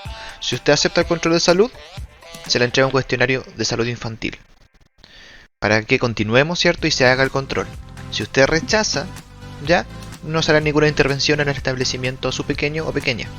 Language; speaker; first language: Spanish; native; Spanish